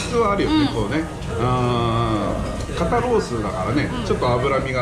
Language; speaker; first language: Japanese; native; Japanese